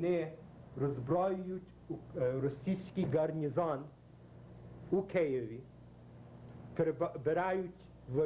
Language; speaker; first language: Ukrainian; early bilingual, heritage; Ukrainian